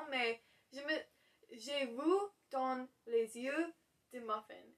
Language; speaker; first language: French; non-native, learner; English